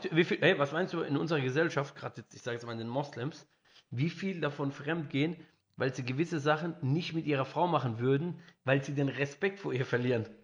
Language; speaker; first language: German; early bilingual, other home language; Arabic